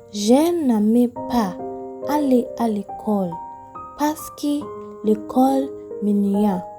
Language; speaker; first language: French; non-native, fluent; English